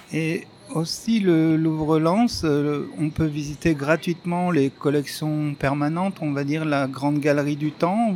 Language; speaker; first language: French; native; French